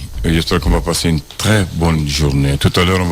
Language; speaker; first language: French; non-native, local second language; Bambara